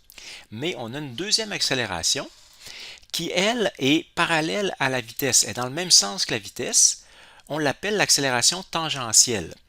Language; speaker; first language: French; native; French